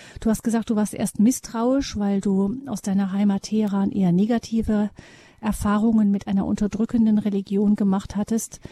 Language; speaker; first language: German; native; German